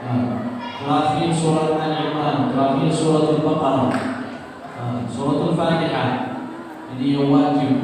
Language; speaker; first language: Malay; non-native, learner; Arabic